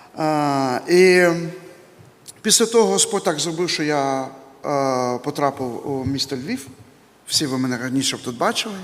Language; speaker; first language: Ukrainian; native; Ukrainian